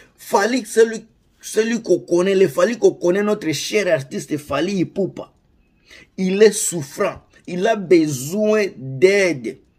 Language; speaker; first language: French; non-native, local second language; Lingala